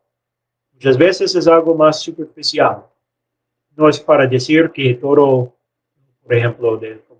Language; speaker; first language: Spanish; non-native, learner; English